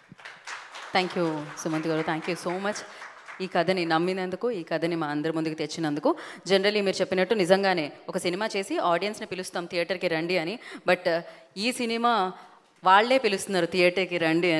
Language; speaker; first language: Telugu; native; Telugu